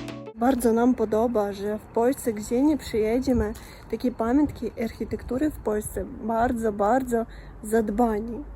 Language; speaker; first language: Polish; non-native, fluent; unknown